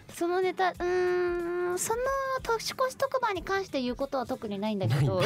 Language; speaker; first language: Japanese; native; Japanese